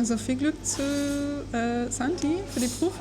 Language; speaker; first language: German; non-native, fluent; English